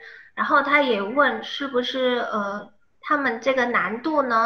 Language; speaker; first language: Chinese; non-native, fluent; Indonesian